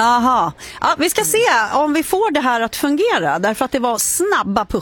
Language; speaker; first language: Swedish; native; Swedish